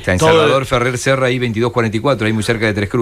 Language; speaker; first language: Spanish; native; Spanish